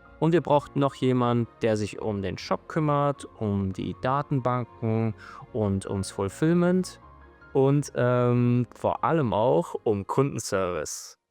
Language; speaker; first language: German; native; German